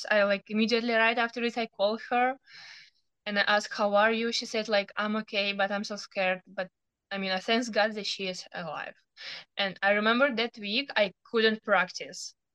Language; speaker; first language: English; non-native, learner; Ukrainian